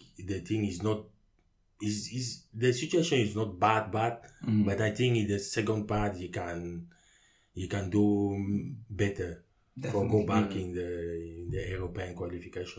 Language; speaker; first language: English; non-native, learner; French